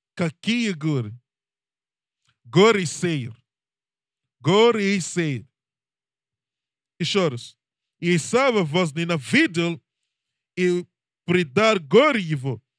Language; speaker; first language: Russian; non-native, learner; English